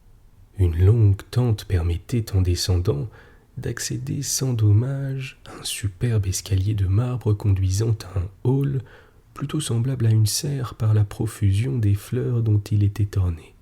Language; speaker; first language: French; native; French